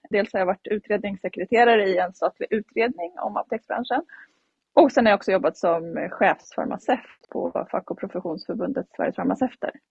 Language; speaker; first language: Swedish; native; Swedish